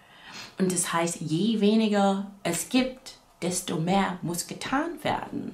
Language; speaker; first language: German; non-native, fluent; English